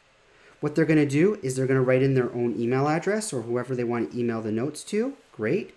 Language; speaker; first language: English; native; English